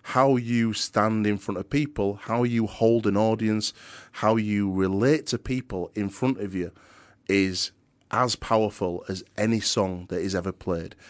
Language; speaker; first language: English; native; English